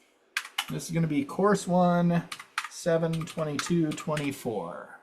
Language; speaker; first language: English; native; English